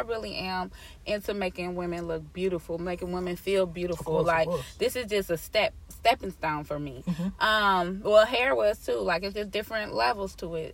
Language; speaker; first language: English; native; English